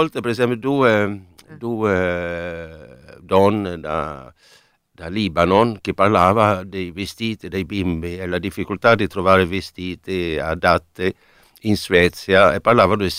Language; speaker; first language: Italian; non-native, fluent; Swedish